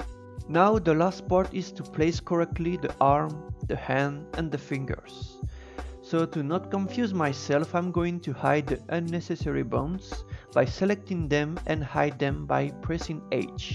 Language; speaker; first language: English; non-native, fluent; French